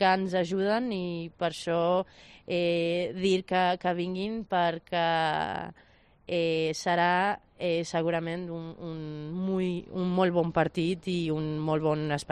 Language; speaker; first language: Catalan; non-native, fluent; Spanish